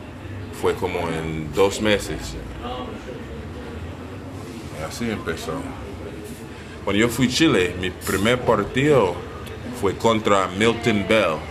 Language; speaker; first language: Spanish; non-native, learner; English